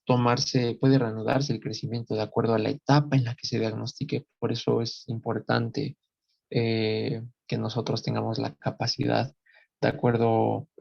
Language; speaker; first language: Spanish; native; Spanish